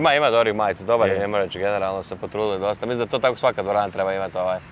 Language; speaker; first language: Serbian; native; Serbian